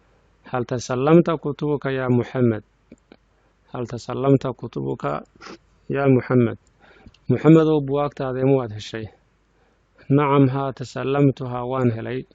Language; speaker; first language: Arabic; non-native, fluent; Somali